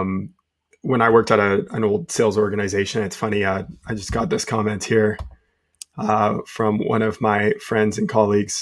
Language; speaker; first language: English; native; English